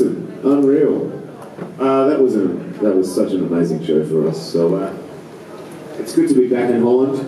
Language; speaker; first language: English; native; English